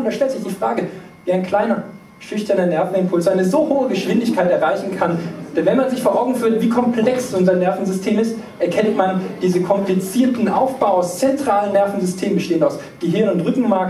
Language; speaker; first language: German; native; German